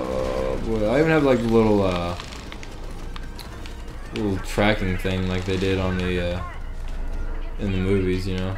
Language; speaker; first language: English; native; English